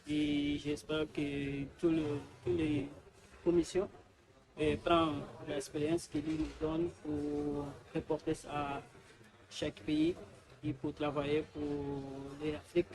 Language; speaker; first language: French; non-native, learner; Portuguese